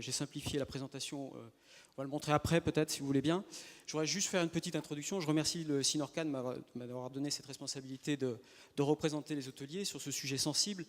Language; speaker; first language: French; native; French